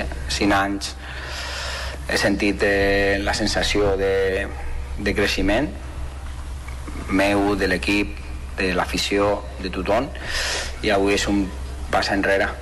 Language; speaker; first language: Catalan; non-native, fluent; Spanish